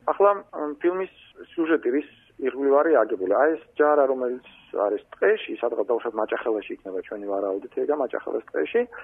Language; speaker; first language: Georgian; native; Georgian